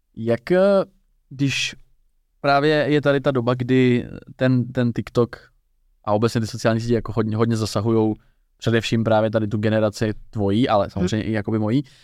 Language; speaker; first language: Czech; native; Czech